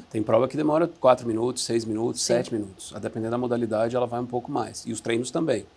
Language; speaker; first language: Portuguese; native; Portuguese